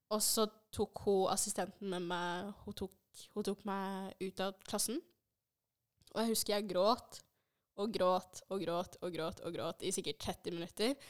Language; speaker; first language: Norwegian; early bilingual, other home language; Swahili